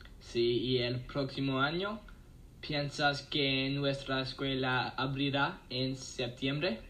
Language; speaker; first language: Spanish; non-native, learner; English